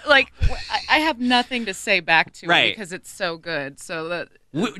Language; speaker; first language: English; native; English